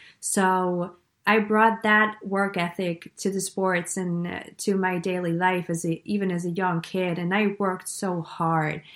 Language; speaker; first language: English; non-native, fluent; German